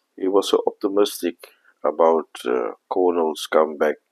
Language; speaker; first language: English; non-native, local second language; Afrikaans